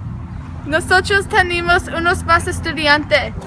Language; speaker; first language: Spanish; non-native, learner; English